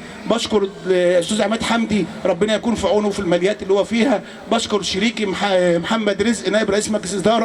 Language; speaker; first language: Arabic; native; Arabic